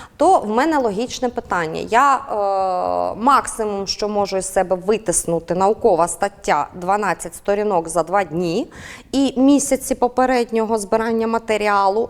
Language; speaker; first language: Ukrainian; native; Ukrainian